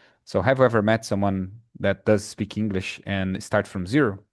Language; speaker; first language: English; non-native, fluent; Portuguese